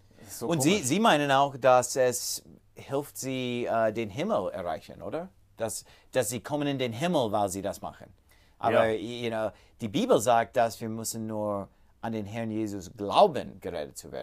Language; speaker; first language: German; non-native, fluent; English